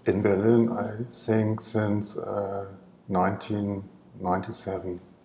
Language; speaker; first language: English; non-native, learner; German